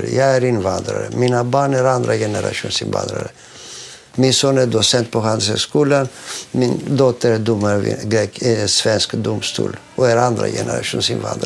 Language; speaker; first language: Swedish; non-native, fluent; Greek